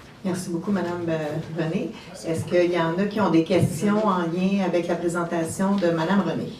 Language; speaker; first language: French; native; French